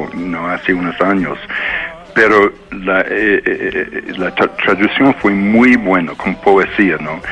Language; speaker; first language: Spanish; non-native, fluent; English